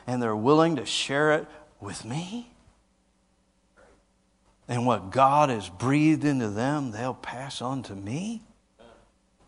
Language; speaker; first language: English; native; English